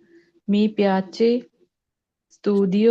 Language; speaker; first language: Italian; non-native, learner; Punjabi